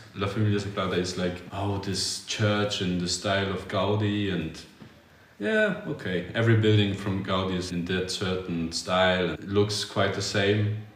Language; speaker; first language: English; early bilingual, other home language; Polish